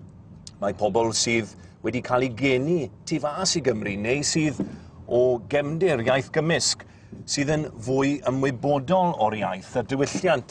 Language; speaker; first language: Welsh; native; Welsh